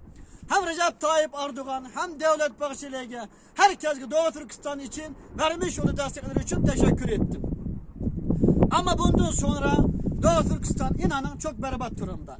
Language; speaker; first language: Turkish; non-native, learner; Uyghur